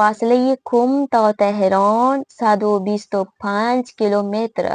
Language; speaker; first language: Persian; non-native, fluent; Urdu